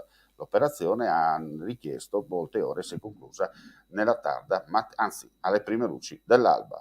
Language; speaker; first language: Italian; native; Italian